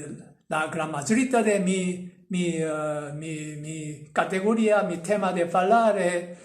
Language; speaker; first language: Italian; non-native, learner; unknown